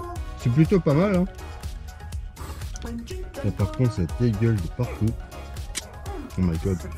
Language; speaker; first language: French; native; French